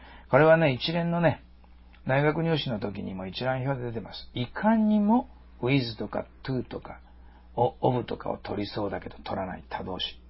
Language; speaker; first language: Japanese; native; Japanese